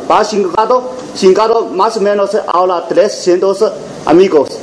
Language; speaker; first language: Spanish; non-native, learner; Chinese